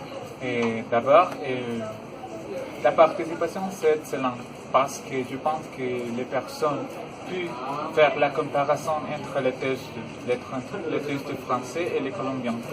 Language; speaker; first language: French; non-native, learner; Spanish